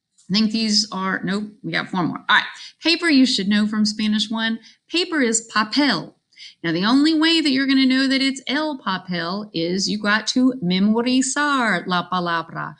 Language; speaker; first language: English; native; English